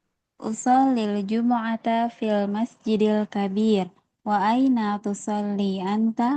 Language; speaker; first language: Arabic; non-native, learner; Indonesian